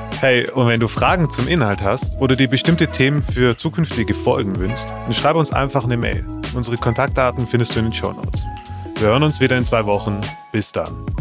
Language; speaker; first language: German; native; German